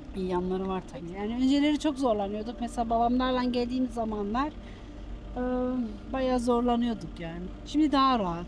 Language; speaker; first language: Turkish; early bilingual, heritage; Turkish